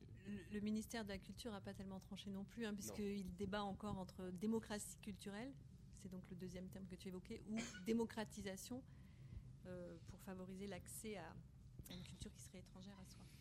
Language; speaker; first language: French; native; French